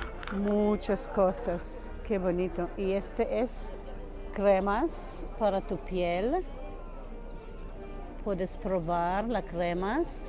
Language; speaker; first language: Spanish; non-native, learner; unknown